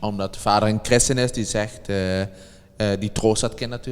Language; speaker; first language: Dutch; native; Dutch